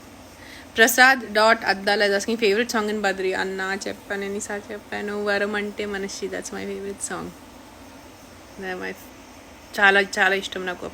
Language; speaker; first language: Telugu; non-native, local second language; Marathi